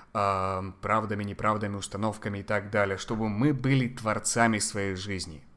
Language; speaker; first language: Russian; non-native, fluent; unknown